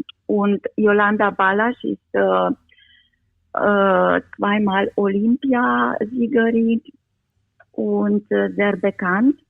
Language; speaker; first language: German; non-native, fluent; Romanian